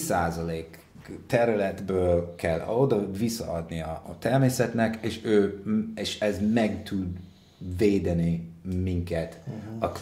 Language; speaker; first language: Hungarian; non-native, fluent; English